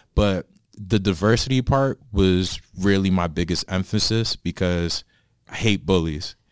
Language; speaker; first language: English; native; English